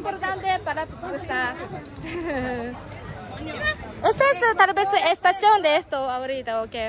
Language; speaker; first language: Spanish; non-native, learner; Japanese